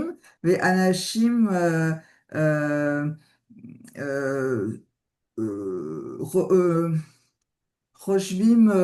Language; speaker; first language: Hebrew; non-native, learner; French